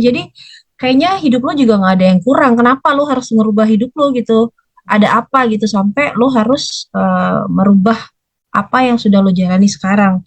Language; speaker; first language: Indonesian; native; Indonesian